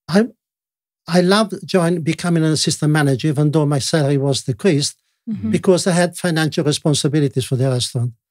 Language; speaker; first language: English; non-native, fluent; Italian